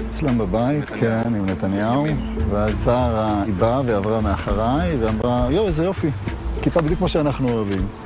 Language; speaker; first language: Hebrew; native; Hebrew